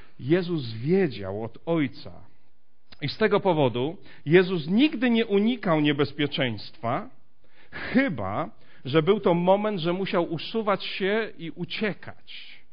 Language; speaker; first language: Polish; native; Polish